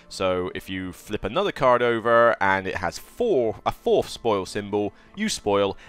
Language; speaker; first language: English; native; English